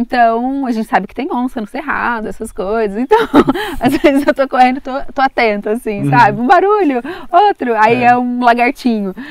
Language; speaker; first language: Portuguese; native; Portuguese